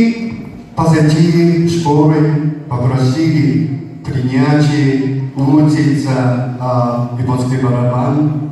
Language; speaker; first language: Russian; non-native, learner; Japanese